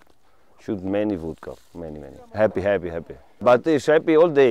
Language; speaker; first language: English; non-native, learner; Italian